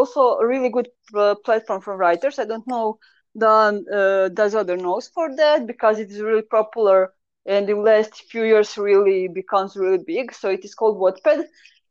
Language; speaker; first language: English; non-native, learner; Croatian